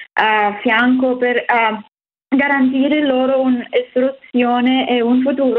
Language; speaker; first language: Italian; non-native, learner; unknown